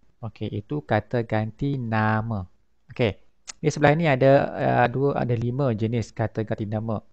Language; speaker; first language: Malay; native; Malay